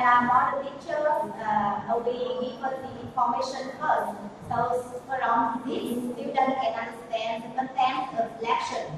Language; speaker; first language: English; non-native, learner; Vietnamese